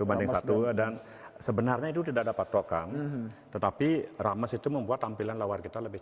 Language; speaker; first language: Indonesian; native; Indonesian